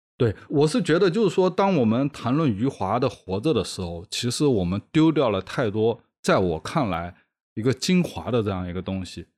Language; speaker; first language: Chinese; native; Chinese